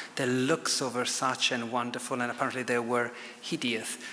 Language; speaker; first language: English; non-native, fluent; Italian